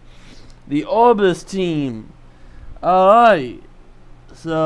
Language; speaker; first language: English; native; English